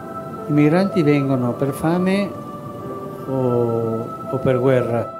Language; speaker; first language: Italian; non-native, fluent; Spanish